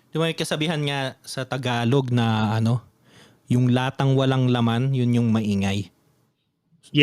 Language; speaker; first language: Filipino; native; Filipino